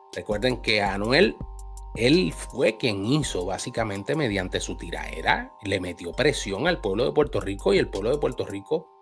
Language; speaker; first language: Spanish; native; Spanish